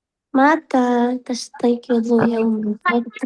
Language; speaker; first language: Arabic; non-native, learner; Indonesian